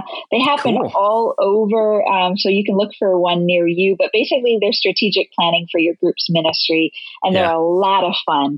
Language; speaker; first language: English; native; English